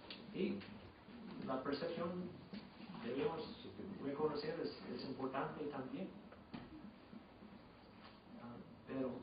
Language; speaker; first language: Spanish; non-native, fluent; English